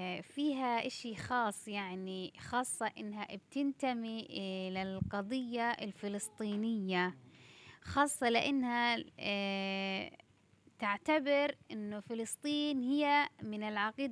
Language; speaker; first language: Arabic; native; Arabic